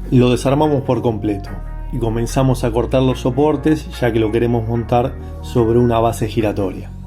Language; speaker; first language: Spanish; native; Spanish